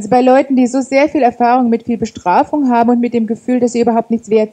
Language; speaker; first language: German; native; German